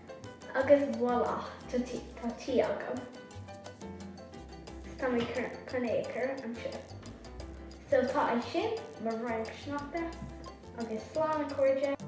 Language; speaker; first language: Irish; non-native, local second language; English